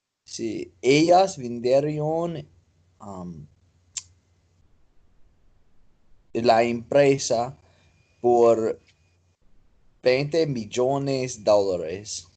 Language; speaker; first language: Spanish; non-native, learner; English